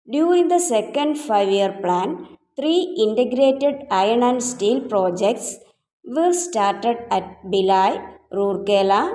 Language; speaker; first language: English; non-native, local second language; Malayalam